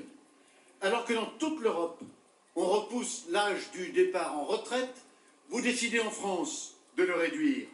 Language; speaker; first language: French; native; French